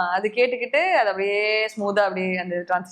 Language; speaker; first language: Tamil; native; Tamil